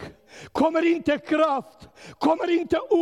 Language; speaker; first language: Swedish; non-native, learner; Romanian